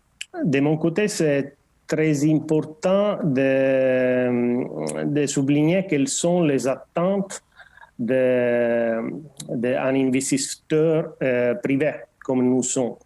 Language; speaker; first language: French; non-native, learner; Portuguese